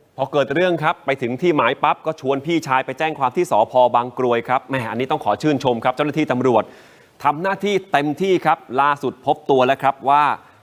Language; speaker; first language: Thai; native; Thai